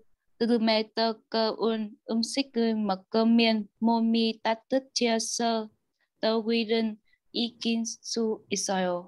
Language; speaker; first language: Korean; non-native, learner; Vietnamese